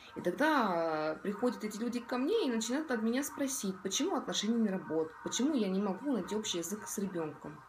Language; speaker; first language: Russian; non-native, local second language; Estonian